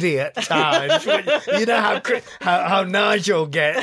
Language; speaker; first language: English; native; English